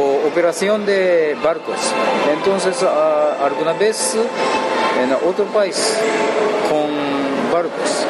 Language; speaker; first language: Spanish; non-native, learner; Japanese